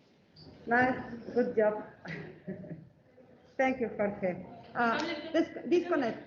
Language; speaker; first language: English; non-native, learner; Spanish